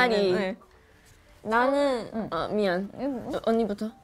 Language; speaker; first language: Korean; early bilingual, heritage; Korean